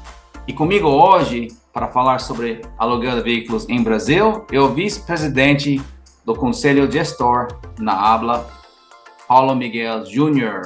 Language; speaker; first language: Portuguese; non-native, learner; English